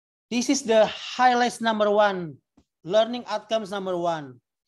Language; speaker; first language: English; non-native, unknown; Indonesian